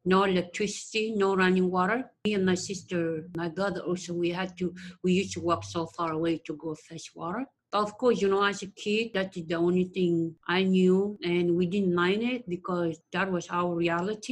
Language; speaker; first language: English; non-native, local second language; Acoli